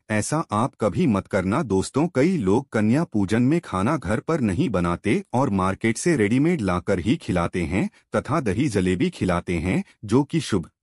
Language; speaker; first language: Hindi; native; Hindi